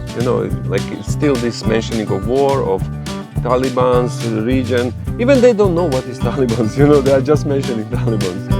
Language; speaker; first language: English; non-native, fluent; Croatian